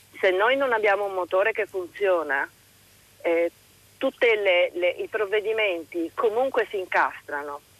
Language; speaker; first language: Italian; native; Italian